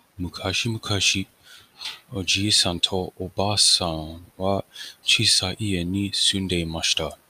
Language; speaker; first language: Japanese; non-native, learner; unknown